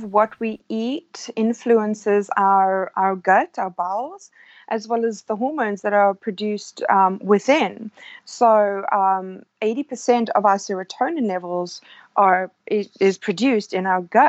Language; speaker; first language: English; native; English